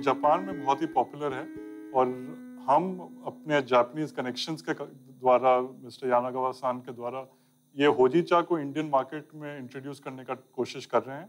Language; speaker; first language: Hindi; native; Hindi